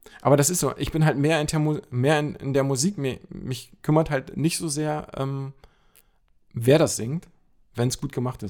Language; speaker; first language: German; native; German